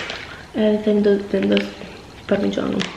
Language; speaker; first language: Albanian; early bilingual, heritage; Albanian